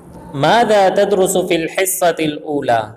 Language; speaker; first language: Arabic; non-native, fluent; Urdu